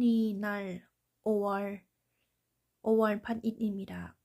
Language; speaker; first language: Korean; non-native, learner; Thai